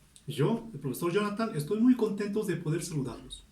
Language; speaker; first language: Spanish; native; Spanish